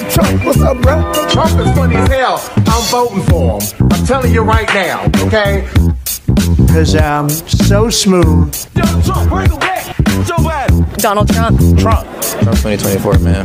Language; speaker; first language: English; native; English